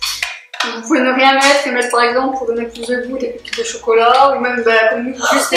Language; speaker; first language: French; native; French